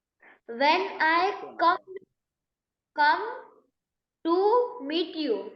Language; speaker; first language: English; non-native, learner; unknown